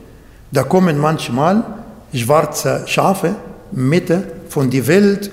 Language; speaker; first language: German; non-native, fluent; Arabic